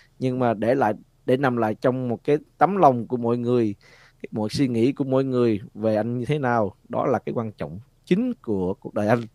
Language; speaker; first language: Vietnamese; early bilingual, heritage; Vietnamese